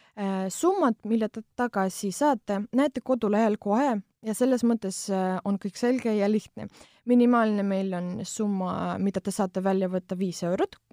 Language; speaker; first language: Estonian; non-native, local second language; Russian